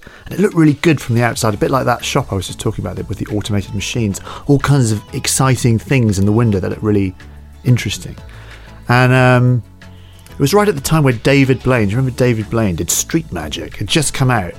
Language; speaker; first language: English; native; English